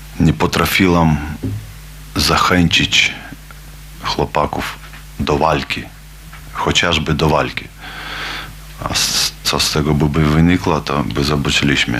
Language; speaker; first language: Polish; non-native, learner; Lithuanian